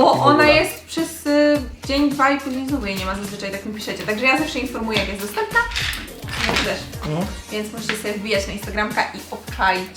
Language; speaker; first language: Polish; native; Polish